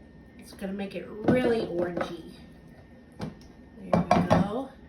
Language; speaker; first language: English; native; English